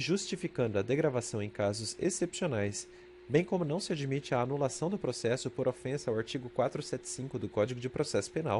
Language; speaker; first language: Portuguese; native; Portuguese